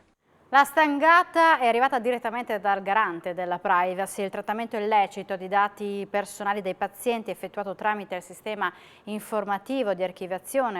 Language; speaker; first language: Italian; native; Italian